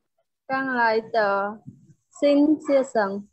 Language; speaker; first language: Chinese; non-native, learner; Khmer